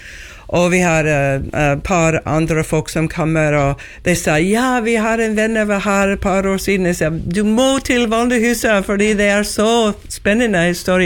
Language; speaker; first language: Norwegian; non-native, learner; English